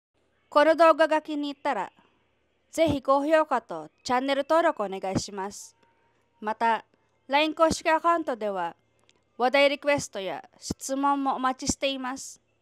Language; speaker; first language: Japanese; non-native, fluent; Filipino